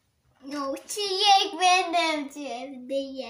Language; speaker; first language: Turkish; native; Turkish